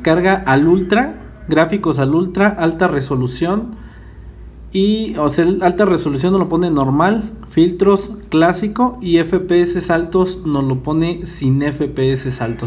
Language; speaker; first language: Spanish; native; Spanish